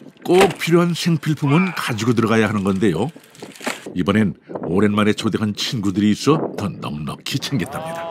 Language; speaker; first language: Korean; native; Korean